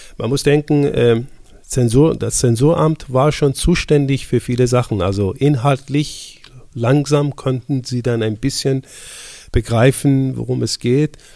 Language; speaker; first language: German; non-native, fluent; Persian